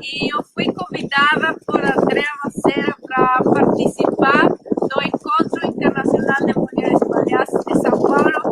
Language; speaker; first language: Portuguese; non-native, fluent; Spanish